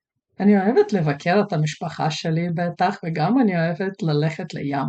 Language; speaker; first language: Hebrew; native; Hebrew